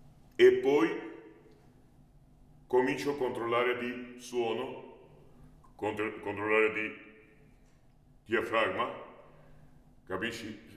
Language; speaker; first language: Italian; non-native, learner; Georgian